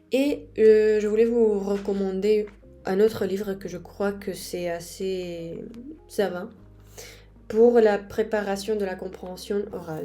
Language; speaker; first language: French; non-native, fluent; Spanish